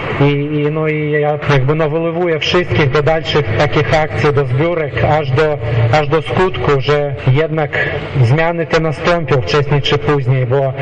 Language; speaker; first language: Polish; non-native, local second language; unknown